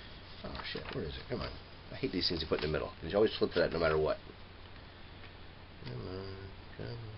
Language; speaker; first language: English; native; English